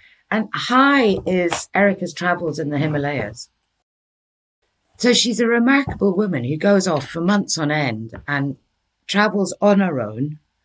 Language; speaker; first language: English; early bilingual, other home language; Norwegian